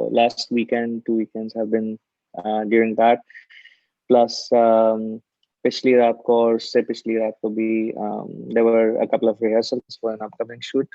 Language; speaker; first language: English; non-native, local second language; Hindi